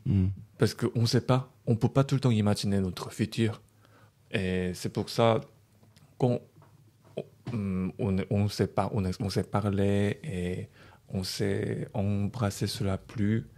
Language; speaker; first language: French; non-native, learner; Korean